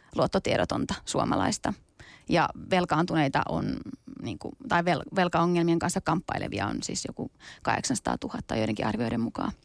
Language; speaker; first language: Finnish; early bilingual, other home language; Kurdish